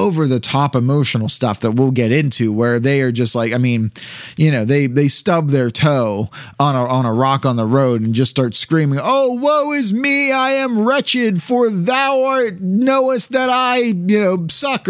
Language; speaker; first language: English; native; English